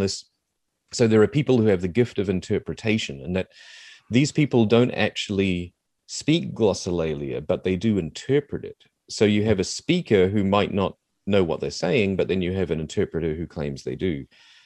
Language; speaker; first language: English; native; English